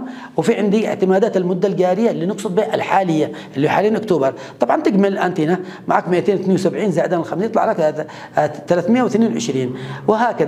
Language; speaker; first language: Arabic; native; Arabic